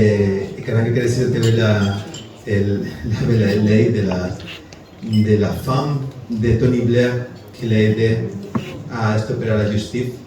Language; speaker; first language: French; non-native, learner; Spanish